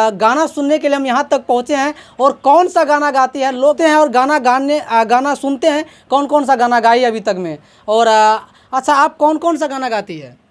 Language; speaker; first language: Hindi; native; Hindi